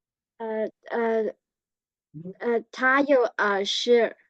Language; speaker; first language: Chinese; non-native, learner; Burmese